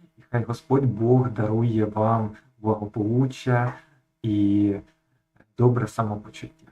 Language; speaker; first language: Ukrainian; native; Ukrainian